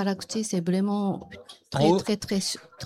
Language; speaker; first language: French; non-native, learner; Japanese